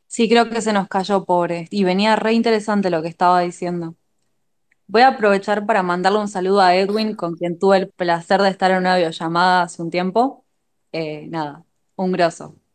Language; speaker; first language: Spanish; native; Spanish